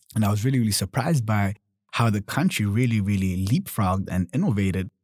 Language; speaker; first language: English; early bilingual, other home language; German